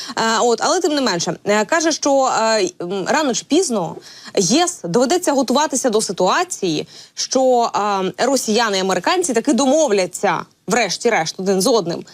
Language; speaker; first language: Ukrainian; native; Ukrainian